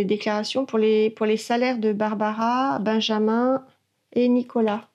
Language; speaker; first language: French; native; French